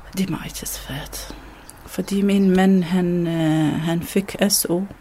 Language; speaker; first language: Danish; non-native, learner; Arabic